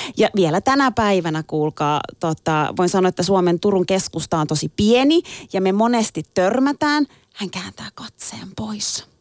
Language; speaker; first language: Finnish; early bilingual, other home language; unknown